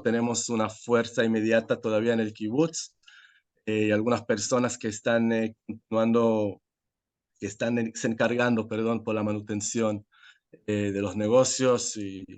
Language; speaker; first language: Spanish; non-native, fluent; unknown